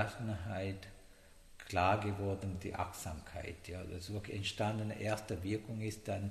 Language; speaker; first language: German; non-native, learner; Sinhala